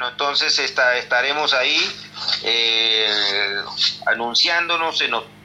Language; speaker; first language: Spanish; non-native, local second language; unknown